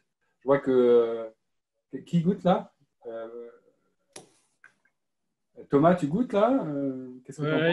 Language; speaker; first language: French; native; French